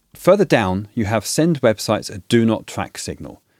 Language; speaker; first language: English; native; English